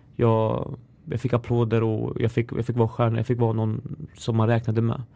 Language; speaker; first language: Swedish; early bilingual, other home language; Arabic